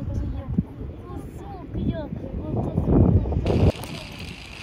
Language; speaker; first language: Russian; native; Russian